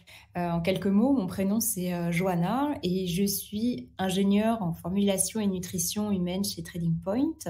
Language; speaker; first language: French; native; French